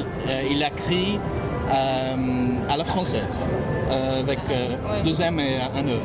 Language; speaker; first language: French; non-native, fluent; English